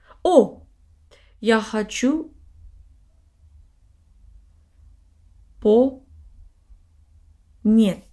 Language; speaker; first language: Russian; non-native, learner; English